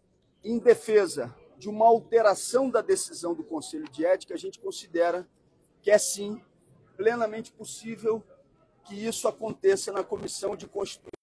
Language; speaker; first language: Portuguese; native; Portuguese